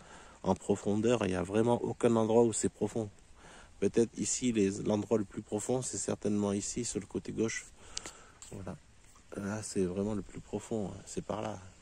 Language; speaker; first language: French; native; French